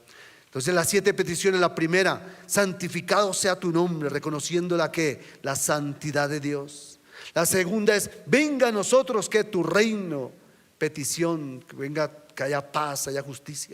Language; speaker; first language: Spanish; native; Spanish